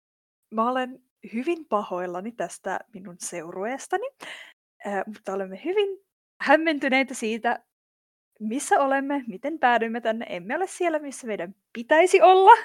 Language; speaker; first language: Finnish; native; Finnish